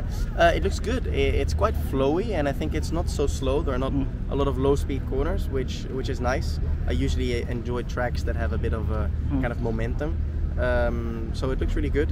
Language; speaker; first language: English; non-native, fluent; Dutch